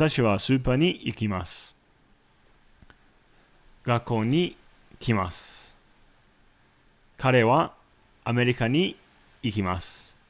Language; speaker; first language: Japanese; non-native, fluent; English